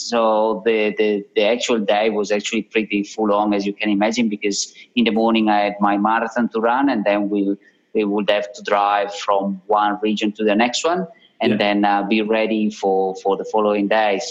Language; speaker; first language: English; non-native, fluent; Italian